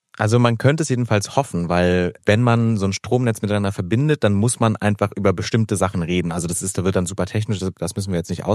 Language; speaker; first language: German; native; German